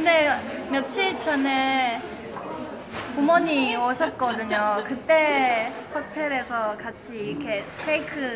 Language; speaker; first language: Korean; non-native, fluent; Chinese